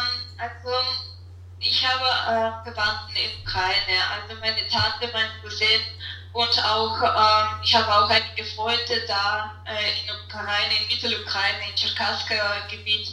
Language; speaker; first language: German; non-native, fluent; Russian